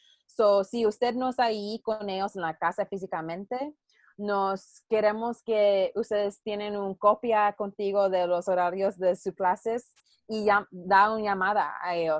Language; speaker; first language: Spanish; non-native, learner; English